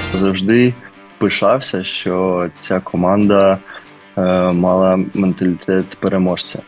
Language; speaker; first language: Ukrainian; early bilingual, heritage; Ukrainian